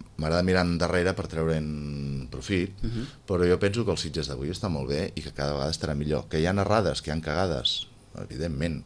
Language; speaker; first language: Catalan; native; Catalan